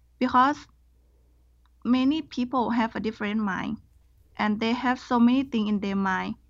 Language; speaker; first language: English; non-native, learner; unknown